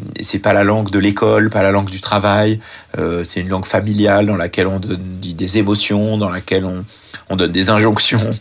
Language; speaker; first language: French; early bilingual, other home language; Arabic